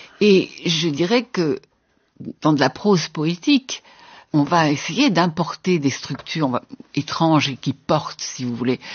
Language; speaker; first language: French; native; French